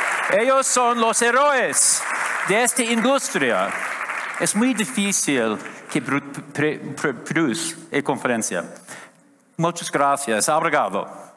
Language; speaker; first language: Spanish; non-native, learner; English